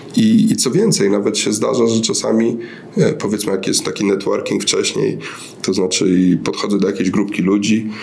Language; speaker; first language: Polish; native; Polish